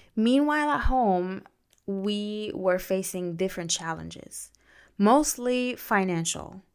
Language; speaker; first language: English; non-native, fluent; Arabic